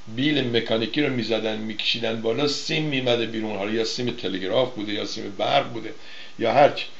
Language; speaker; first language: Persian; native; Persian